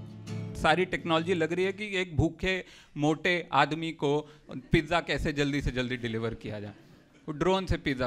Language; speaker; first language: Hindi; native; Hindi